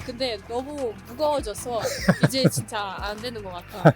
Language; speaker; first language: Korean; non-native, learner; Russian